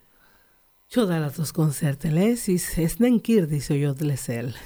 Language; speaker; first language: Hungarian; non-native, learner; Spanish